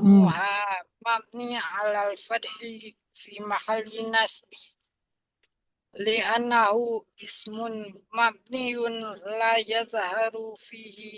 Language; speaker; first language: Arabic; non-native, learner; Indonesian